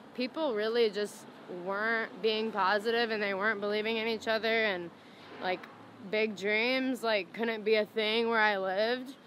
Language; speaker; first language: English; native; English